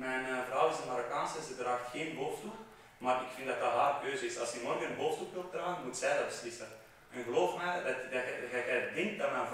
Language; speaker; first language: Dutch; non-native, fluent; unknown